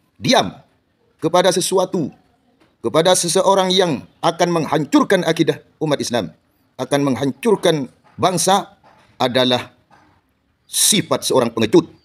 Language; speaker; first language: Indonesian; non-native, local second language; Madurese